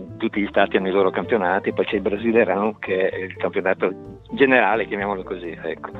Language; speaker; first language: Italian; non-native, fluent; Portuguese